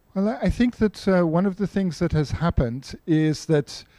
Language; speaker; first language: English; non-native, fluent; Portuguese